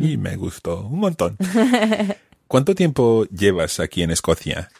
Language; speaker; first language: Spanish; non-native, fluent; English